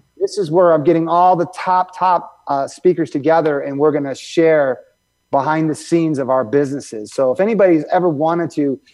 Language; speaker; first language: English; native; English